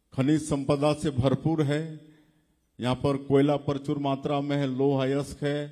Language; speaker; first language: Hindi; native; Hindi